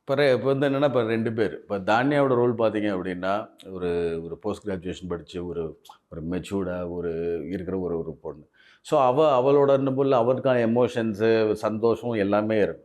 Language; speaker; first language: Tamil; native; Tamil